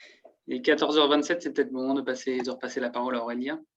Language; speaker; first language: French; native; French